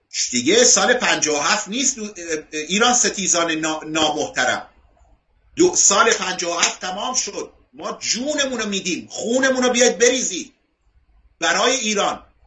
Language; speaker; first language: Persian; non-native, local second language; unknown